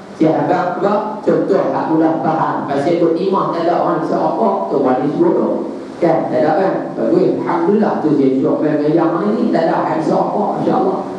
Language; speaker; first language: Malay; native; Malay